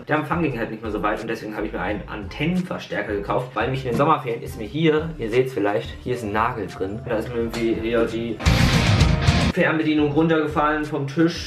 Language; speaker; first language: German; native; German